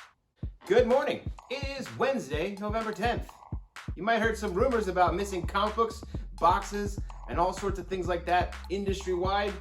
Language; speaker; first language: English; native; English